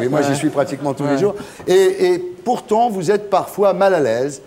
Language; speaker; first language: French; native; French